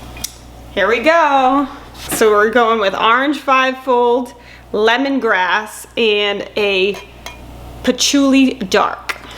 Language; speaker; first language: English; native; English